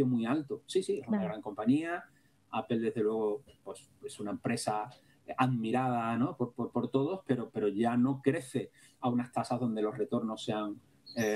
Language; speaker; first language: Spanish; native; Spanish